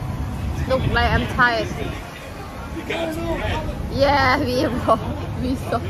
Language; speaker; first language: English; non-native, learner; Thai